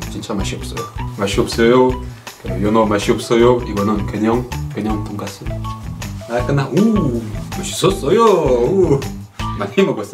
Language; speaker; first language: Korean; non-native, learner; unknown